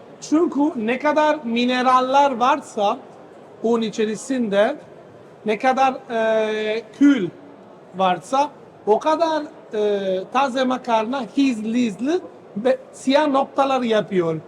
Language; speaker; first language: Turkish; non-native, fluent; Italian